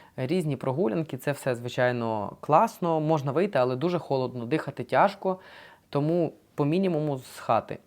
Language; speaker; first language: Ukrainian; non-native, local second language; Russian